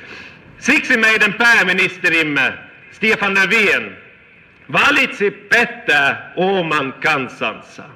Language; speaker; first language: Finnish; non-native, fluent; Swedish